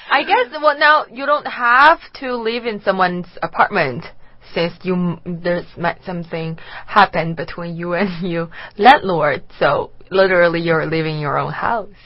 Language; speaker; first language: English; non-native, fluent; Chinese